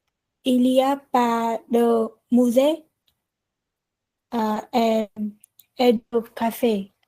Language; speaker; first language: French; non-native, learner; Vietnamese